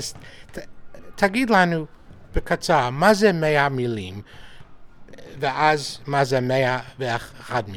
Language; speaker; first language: Hebrew; non-native, learner; English